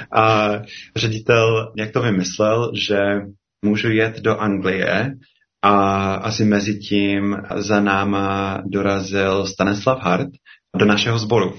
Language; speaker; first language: Czech; non-native, fluent; English